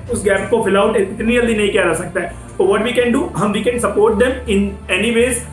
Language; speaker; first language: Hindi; native; Hindi